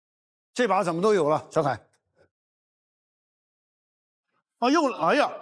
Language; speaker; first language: Chinese; native; Chinese